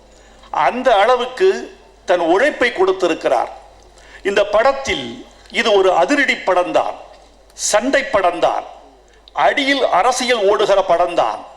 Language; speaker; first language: Tamil; native; Tamil